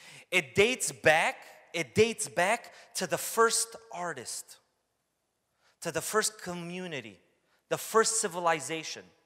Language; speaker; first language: English; early bilingual, other home language; Romanian